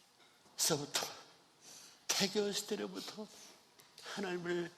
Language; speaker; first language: Korean; native; Korean